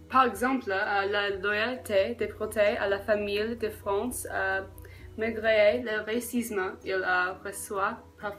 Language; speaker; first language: French; non-native, learner; English